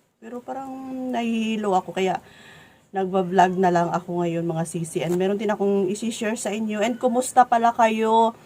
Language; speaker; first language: Filipino; non-native, local second language; Cebuano